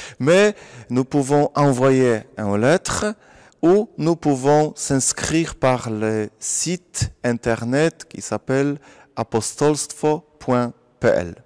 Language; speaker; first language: French; non-native, fluent; Polish